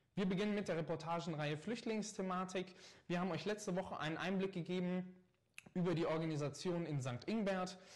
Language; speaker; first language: German; native; German